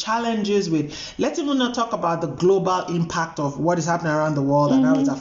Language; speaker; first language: English; non-native, local second language; Yoruba